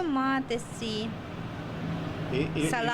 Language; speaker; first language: Spanish; non-native, learner; Russian